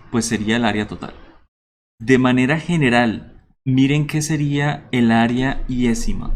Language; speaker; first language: Spanish; native; Spanish